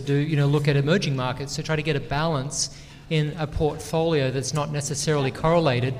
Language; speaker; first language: English; native; English